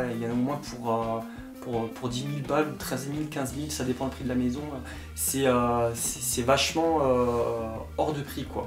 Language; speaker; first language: French; native; French